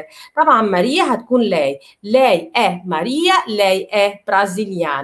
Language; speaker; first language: Arabic; native; Arabic